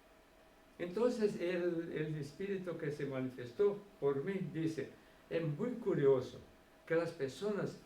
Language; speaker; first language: Spanish; non-native, fluent; Portuguese